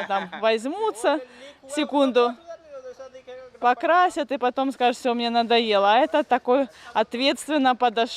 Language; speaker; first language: Russian; native; Russian